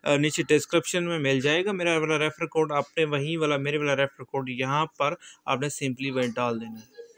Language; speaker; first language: Urdu; native; Urdu